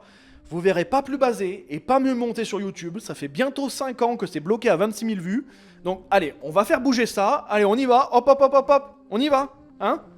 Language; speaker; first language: French; native; French